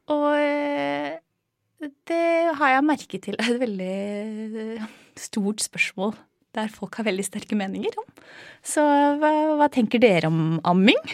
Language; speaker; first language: Norwegian; non-native, fluent; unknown